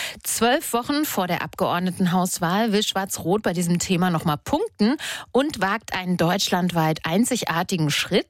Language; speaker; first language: German; native; German